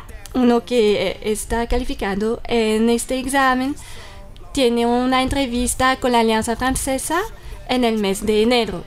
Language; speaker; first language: Spanish; non-native, fluent; French